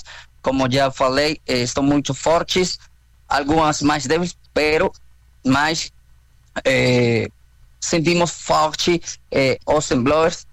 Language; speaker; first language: Portuguese; non-native, fluent; Spanish